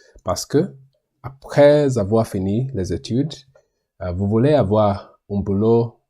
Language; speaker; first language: French; non-native, learner; English